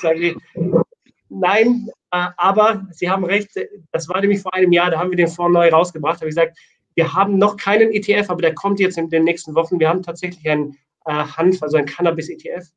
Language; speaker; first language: German; native; German